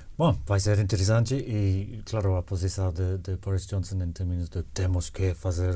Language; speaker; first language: Portuguese; non-native, fluent; English